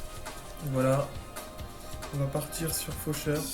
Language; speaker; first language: French; native; French